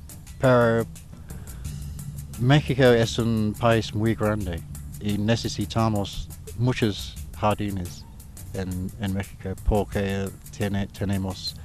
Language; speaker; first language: Spanish; non-native, learner; English